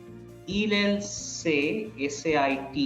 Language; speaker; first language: French; non-native, fluent; Bangla